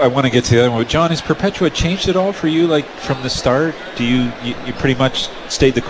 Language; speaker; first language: English; native; English